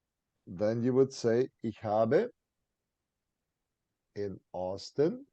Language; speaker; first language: German; non-native, fluent; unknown